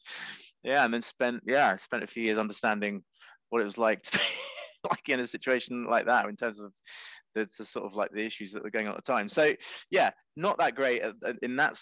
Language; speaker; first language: English; native; English